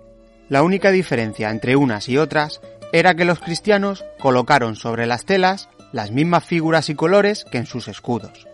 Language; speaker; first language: Spanish; native; Spanish